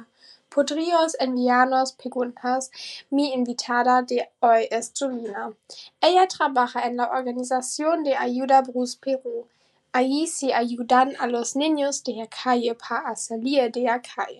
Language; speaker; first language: Spanish; non-native, learner; German